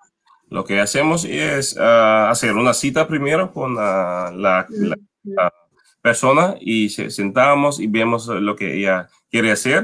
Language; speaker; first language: Spanish; non-native, fluent; Papiamento